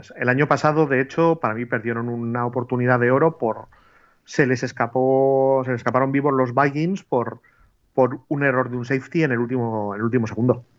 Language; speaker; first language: Spanish; native; Spanish